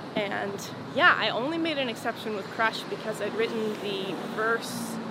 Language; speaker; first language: English; native; English